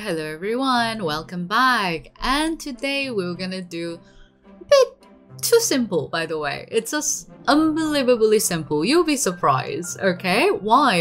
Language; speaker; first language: English; non-native, fluent; Korean